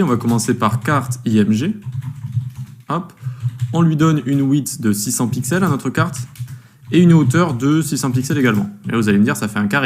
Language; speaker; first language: French; native; French